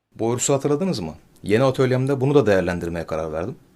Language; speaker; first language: Turkish; native; Turkish